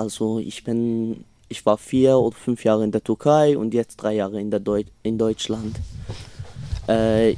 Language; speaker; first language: German; non-native, learner; Arabic